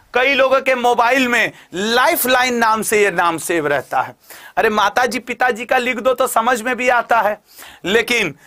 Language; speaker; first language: Hindi; native; Hindi